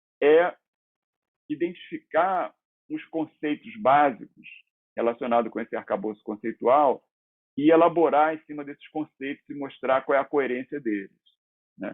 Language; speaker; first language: Portuguese; native; Portuguese